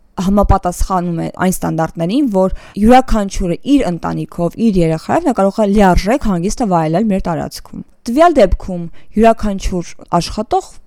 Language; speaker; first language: Armenian; native; Armenian